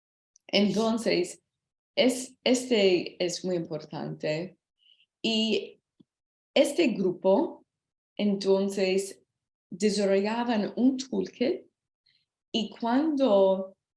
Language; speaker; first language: Spanish; non-native, learner; English